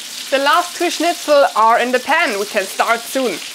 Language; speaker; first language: English; non-native, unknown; German